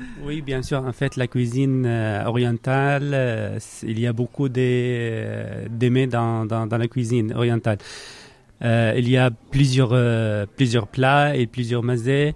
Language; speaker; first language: French; non-native, learner; Arabic